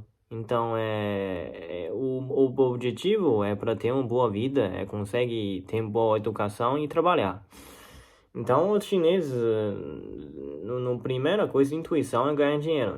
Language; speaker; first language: Portuguese; non-native, learner; Chinese